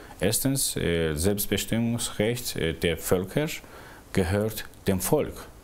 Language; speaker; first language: German; non-native, fluent; Azerbaijani